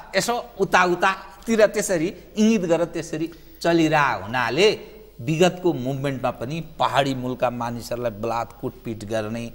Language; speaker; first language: Nepali; native; Nepali